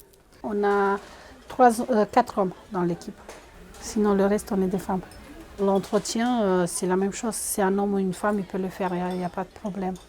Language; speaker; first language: French; non-native, fluent; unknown